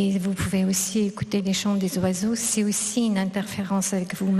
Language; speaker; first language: French; non-native, fluent; Russian